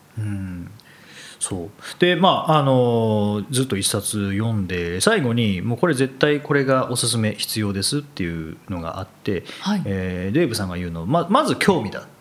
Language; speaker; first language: Japanese; native; Japanese